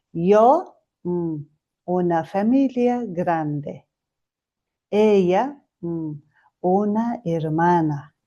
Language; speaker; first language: Spanish; non-native, fluent; Mongolian